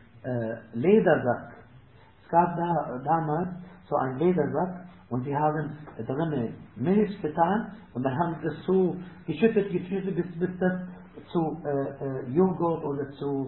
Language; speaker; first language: German; non-native, fluent; Arabic